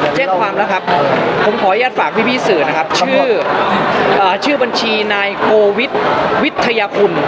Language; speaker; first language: Thai; native; Thai